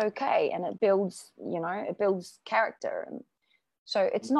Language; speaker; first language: English; native; English